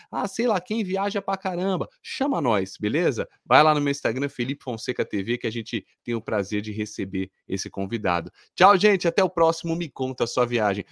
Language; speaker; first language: Portuguese; native; Portuguese